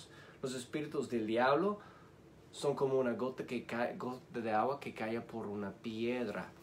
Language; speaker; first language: Spanish; non-native, learner; English